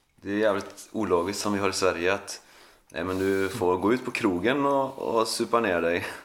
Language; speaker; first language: Swedish; native; Swedish